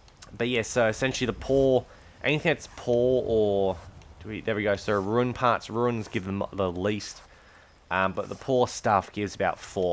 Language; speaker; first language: English; native; English